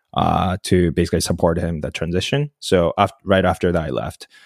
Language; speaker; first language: English; non-native, fluent; Japanese